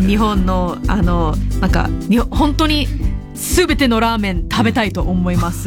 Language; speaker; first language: Japanese; non-native, fluent; English